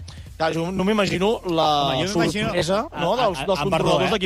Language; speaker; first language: Catalan; native; Catalan